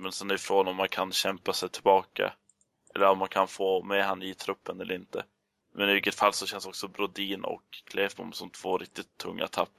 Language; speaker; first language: Swedish; native; Swedish